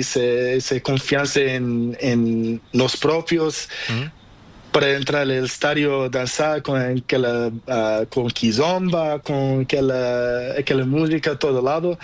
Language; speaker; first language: Spanish; non-native, learner; Portuguese